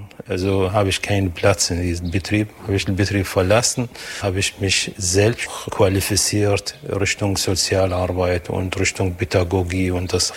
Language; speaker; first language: German; non-native, fluent; Arabic